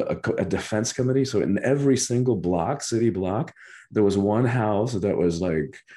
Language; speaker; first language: English; early bilingual, other home language; Spanish